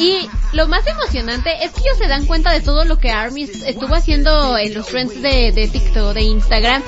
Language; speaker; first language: Spanish; native; Spanish